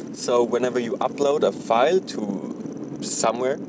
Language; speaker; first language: English; non-native, fluent; German